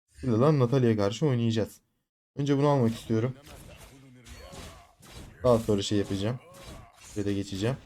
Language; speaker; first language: Turkish; native; Turkish